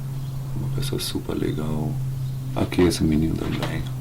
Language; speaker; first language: Portuguese; non-native, learner; German